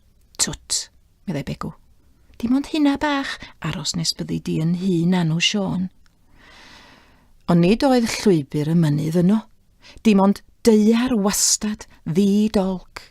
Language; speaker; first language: Welsh; native; Welsh